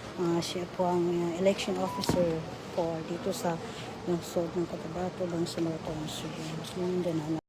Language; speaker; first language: Filipino; non-native, local second language; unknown